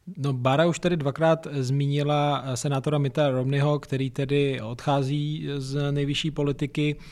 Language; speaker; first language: Czech; native; Czech